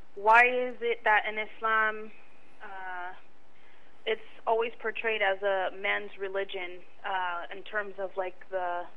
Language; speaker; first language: English; native; English